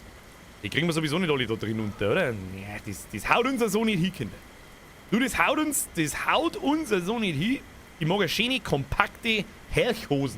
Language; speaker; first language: German; native; German